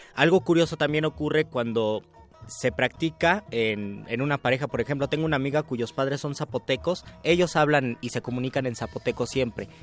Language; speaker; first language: Spanish; native; Spanish